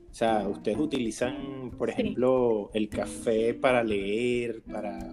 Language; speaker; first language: Spanish; native; Spanish